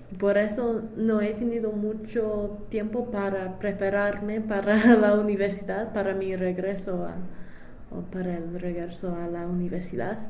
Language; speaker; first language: Spanish; non-native, fluent; English